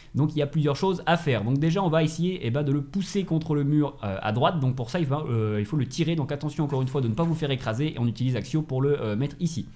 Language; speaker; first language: French; native; French